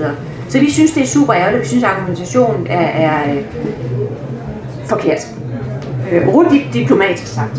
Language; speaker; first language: Danish; native; Danish